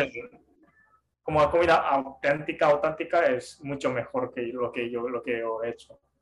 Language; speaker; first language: Spanish; non-native, fluent; Japanese